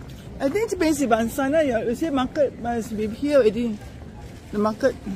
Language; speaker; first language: English; non-native, learner; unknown